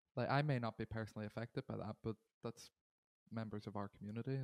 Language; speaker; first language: English; native; English